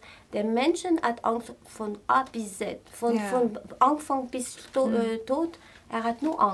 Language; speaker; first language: German; non-native, fluent; French